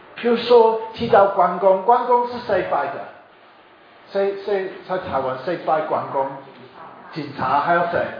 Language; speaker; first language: Chinese; non-native, fluent; English